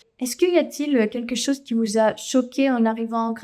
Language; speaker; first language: French; non-native, fluent; Greek